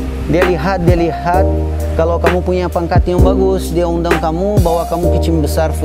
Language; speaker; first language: Indonesian; non-native, fluent; Portuguese